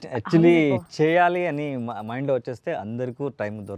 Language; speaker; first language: Telugu; non-native, learner; Kannada